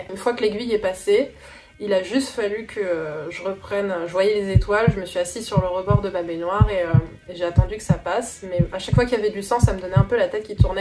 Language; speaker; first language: French; native; French